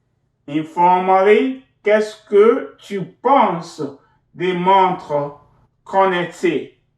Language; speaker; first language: French; non-native, fluent; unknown